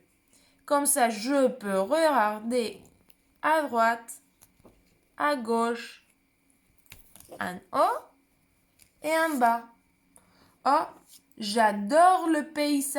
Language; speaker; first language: French; non-native, fluent; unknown